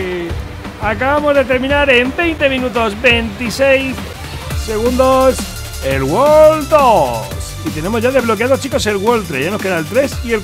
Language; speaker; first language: Spanish; native; Spanish